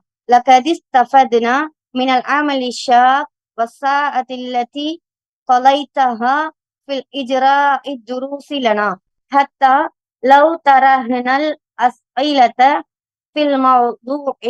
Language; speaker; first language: Arabic; non-native, learner; Tamil